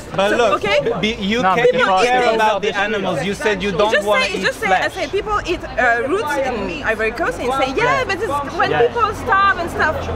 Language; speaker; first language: English; non-native, learner; French